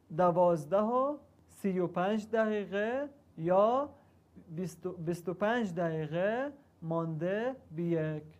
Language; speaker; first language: Persian; non-native, learner; Arabic